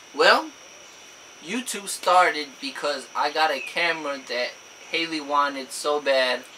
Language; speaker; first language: English; native; English